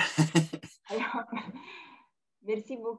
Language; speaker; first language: French; non-native, fluent; Italian